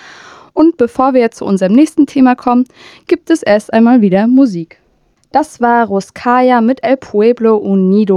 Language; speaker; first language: German; native; German